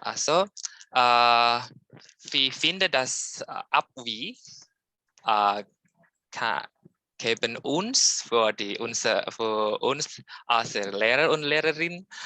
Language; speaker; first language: German; non-native, learner; Indonesian